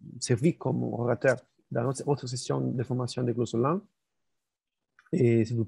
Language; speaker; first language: French; non-native, learner; Spanish